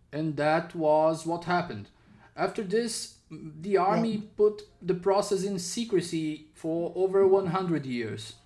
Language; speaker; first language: English; non-native, fluent; Portuguese